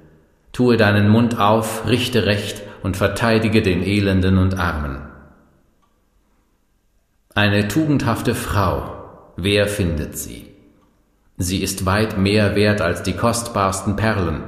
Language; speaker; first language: German; native; German